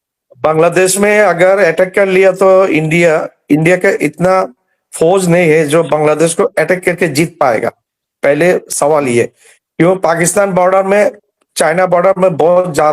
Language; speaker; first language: Hindi; non-native, learner; Bangla